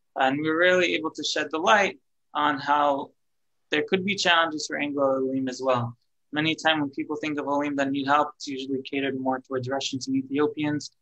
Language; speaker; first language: English; native; English